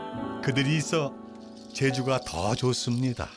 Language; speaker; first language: Korean; native; Korean